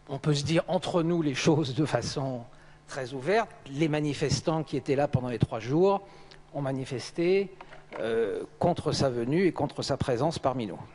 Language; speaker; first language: French; native; French